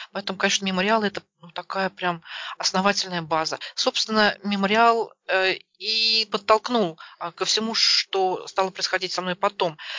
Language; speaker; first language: Russian; native; Russian